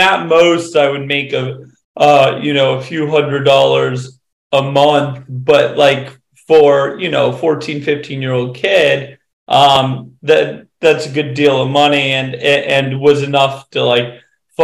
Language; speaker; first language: English; native; English